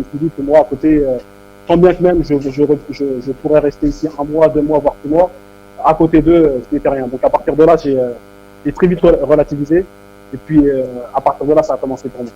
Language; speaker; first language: French; native; French